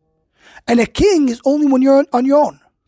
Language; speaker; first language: English; native; English